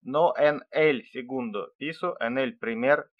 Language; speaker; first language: Spanish; non-native, learner; Russian